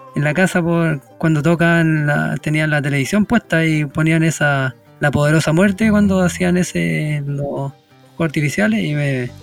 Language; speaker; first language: Spanish; native; Spanish